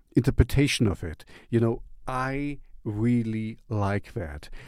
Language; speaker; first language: English; non-native, fluent; German